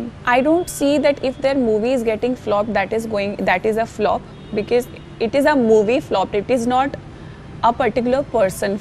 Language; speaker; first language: English; non-native, local second language; Hindi